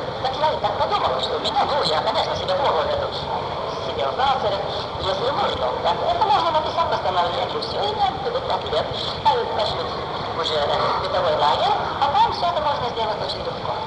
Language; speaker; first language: Russian; non-native, fluent; Lithuanian